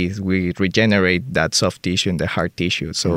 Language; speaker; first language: English; non-native, fluent; Spanish